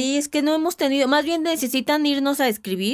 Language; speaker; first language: Spanish; native; Spanish